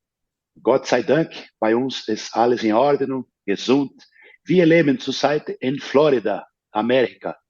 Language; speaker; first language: German; non-native, fluent; Portuguese